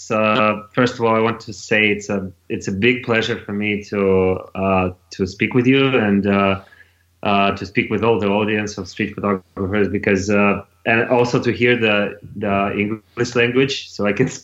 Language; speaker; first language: English; non-native, fluent; Russian